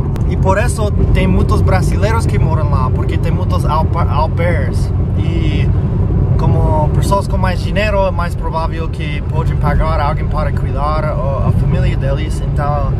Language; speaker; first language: Portuguese; non-native, fluent; English